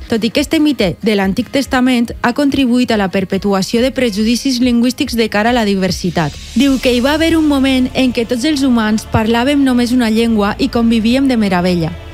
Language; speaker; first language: Catalan; native; Catalan